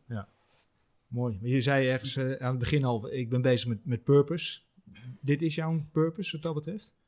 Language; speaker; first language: Dutch; native; Dutch